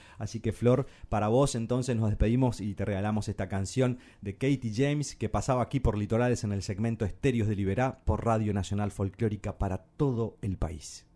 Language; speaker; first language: Spanish; native; Spanish